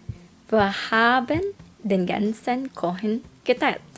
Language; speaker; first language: German; non-native, fluent; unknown